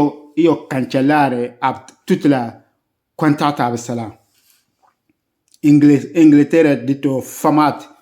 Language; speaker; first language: Italian; non-native, learner; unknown